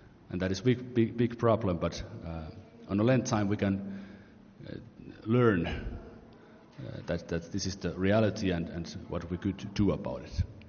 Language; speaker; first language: English; non-native, fluent; Finnish